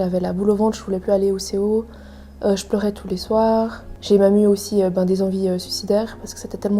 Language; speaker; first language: French; native; French